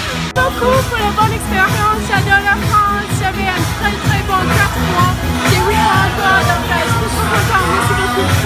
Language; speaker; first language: French; non-native, learner; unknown